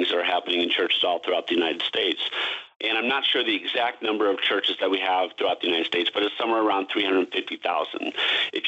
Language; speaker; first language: English; native; English